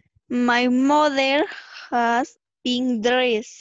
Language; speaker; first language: English; non-native, learner; Spanish